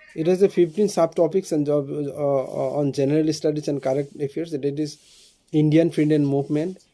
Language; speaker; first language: English; non-native, local second language; Assamese